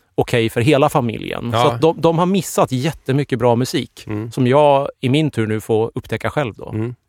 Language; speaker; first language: Swedish; native; Swedish